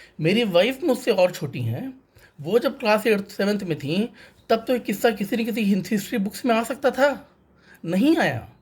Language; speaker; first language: Hindi; non-native, local second language; Tamil